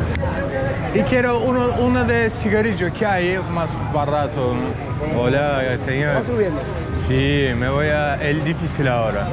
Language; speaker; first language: Spanish; non-native, learner; Turkish